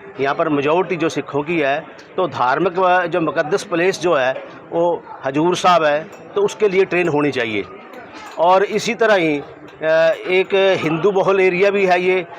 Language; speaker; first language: Hindi; non-native, local second language; Punjabi